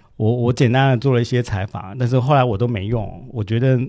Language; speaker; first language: Chinese; native; Chinese